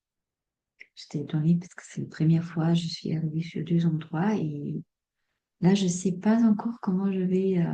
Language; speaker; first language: French; non-native, fluent; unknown